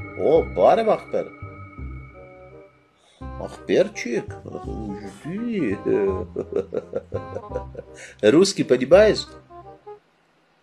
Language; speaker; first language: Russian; non-native, learner; Azerbaijani